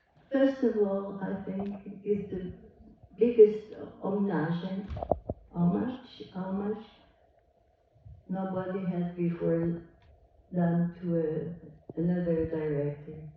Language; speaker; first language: English; non-native, learner; Portuguese